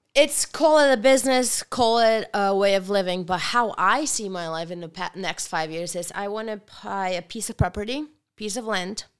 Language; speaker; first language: English; non-native, fluent; Bulgarian